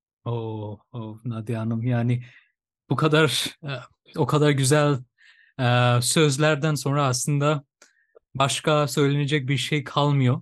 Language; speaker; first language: Turkish; non-native, fluent; Bangla